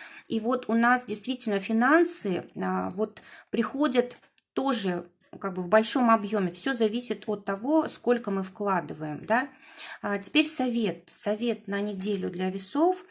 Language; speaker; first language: Russian; native; Russian